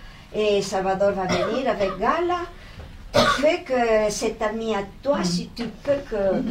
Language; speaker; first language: French; non-native, fluent; Spanish